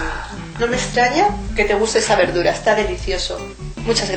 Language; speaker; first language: Spanish; native; Spanish